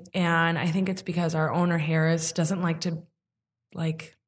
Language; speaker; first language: English; native; English